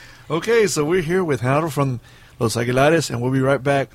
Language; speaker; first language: English; early bilingual, other home language; Spanish